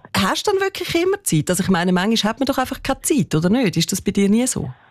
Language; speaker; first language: German; native; German